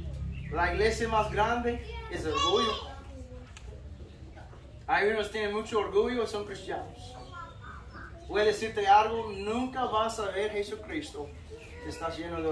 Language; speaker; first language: Spanish; non-native, fluent; English